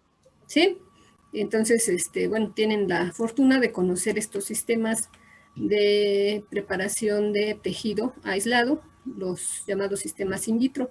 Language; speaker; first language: Spanish; native; Spanish